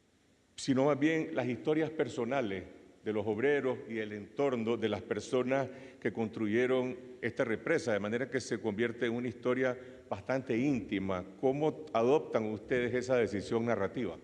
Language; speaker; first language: Spanish; native; Spanish